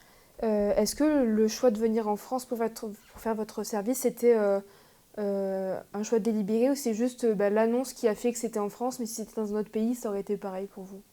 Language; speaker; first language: French; native; French